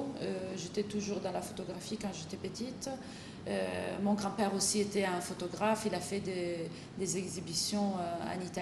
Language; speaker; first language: French; non-native, fluent; Italian